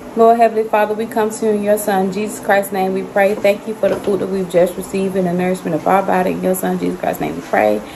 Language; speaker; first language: English; native; English